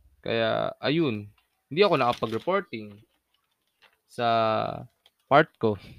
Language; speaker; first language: Filipino; non-native, local second language; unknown